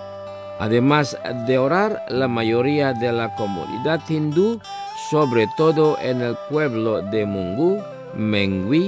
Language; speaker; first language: Spanish; non-native, fluent; Indonesian